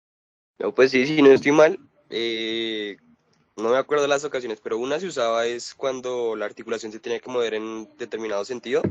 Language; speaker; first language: Spanish; native; Spanish